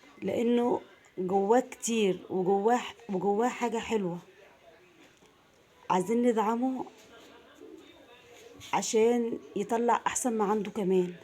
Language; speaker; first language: Arabic; native; Arabic